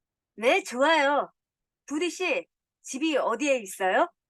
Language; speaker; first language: Korean; non-native, learner; Indonesian